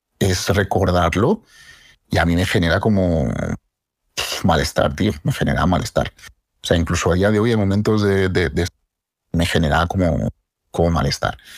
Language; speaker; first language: Spanish; native; Spanish